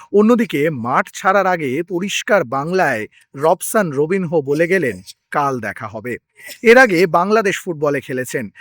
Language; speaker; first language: Bangla; native; Bangla